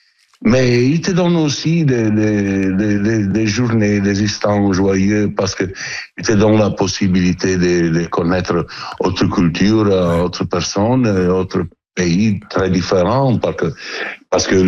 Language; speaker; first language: French; non-native, learner; Italian